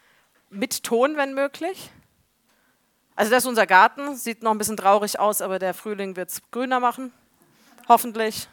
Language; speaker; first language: German; native; German